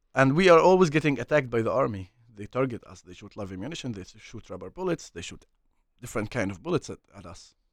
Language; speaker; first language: English; non-native, fluent; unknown